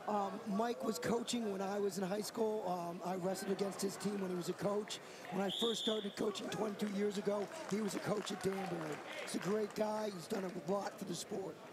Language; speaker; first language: English; native; English